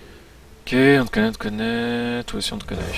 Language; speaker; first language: French; native; French